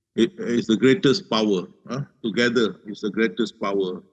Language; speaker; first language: English; non-native, local second language; Malay